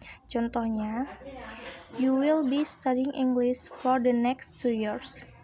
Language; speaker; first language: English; non-native, learner; Indonesian